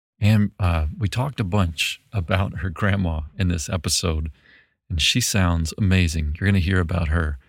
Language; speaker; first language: English; native; English